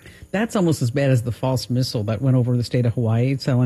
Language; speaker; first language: English; native; English